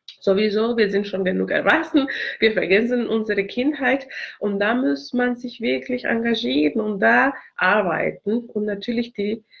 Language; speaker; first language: German; non-native, fluent; Spanish